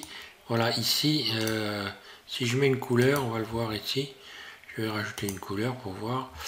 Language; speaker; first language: French; native; French